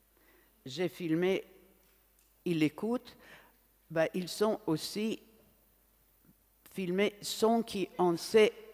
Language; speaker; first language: French; non-native, fluent; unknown